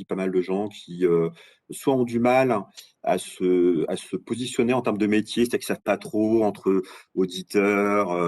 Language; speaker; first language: French; native; French